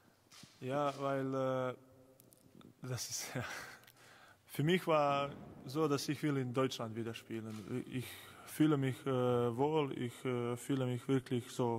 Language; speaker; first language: German; non-native, learner; Croatian